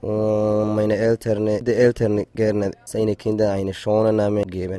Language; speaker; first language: German; non-native, learner; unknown